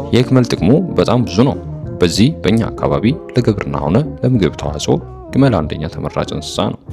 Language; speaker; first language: Amharic; non-native, local second language; Somali